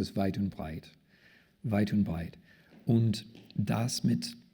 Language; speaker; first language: German; non-native, fluent; English